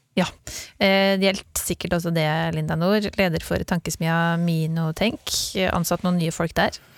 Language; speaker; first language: Norwegian; native; Norwegian